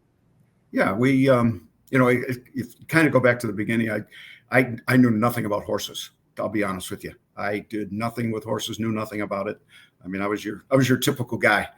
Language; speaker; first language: English; native; English